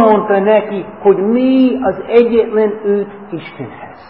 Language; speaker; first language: Hungarian; non-native, fluent; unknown